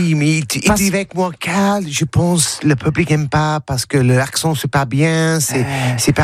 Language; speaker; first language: French; non-native, learner; English